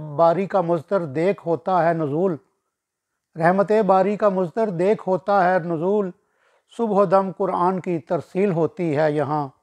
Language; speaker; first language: Urdu; non-native, local second language; Punjabi